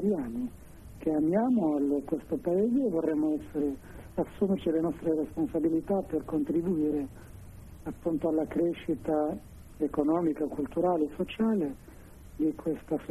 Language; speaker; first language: Italian; non-native, fluent; Arabic